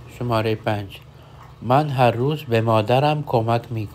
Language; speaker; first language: Persian; non-native, fluent; Urdu